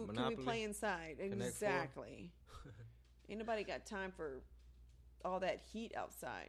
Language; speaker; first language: English; early bilingual, other home language; Spanish